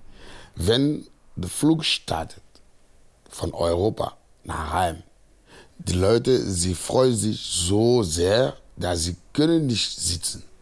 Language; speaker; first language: German; non-native, fluent; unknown